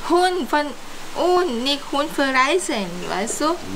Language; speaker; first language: German; non-native, learner; Thai